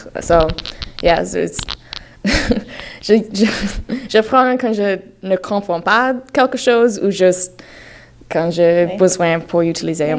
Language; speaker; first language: French; non-native, learner; English